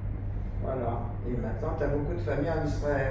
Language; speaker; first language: French; native; French